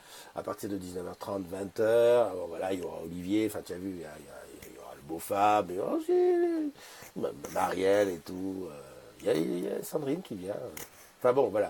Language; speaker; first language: French; native; French